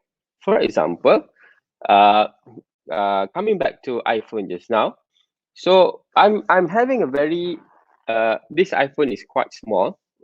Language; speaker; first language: English; non-native, local second language; Malay